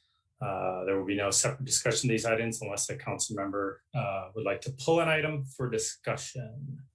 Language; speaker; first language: English; native; English